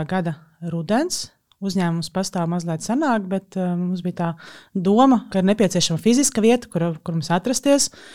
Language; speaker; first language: Latvian; native; Latvian